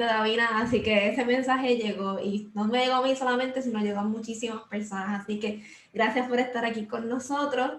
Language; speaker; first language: Spanish; native; Spanish